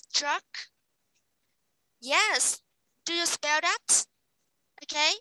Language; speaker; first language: English; non-native, fluent; Vietnamese